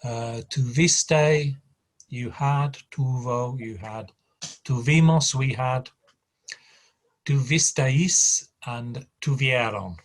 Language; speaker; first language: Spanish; non-native, learner; English